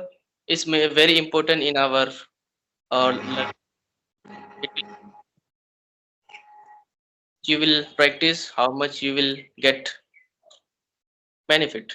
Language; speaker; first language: English; non-native, learner; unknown